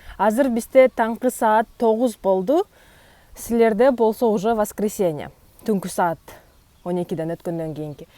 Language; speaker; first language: Kyrgyz; native; Kyrgyz